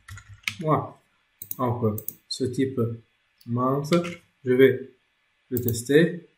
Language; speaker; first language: French; non-native, local second language; Arabic